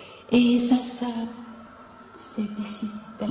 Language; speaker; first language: French; non-native, fluent; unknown